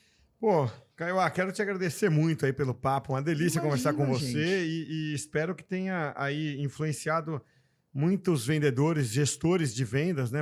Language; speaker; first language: Portuguese; native; Portuguese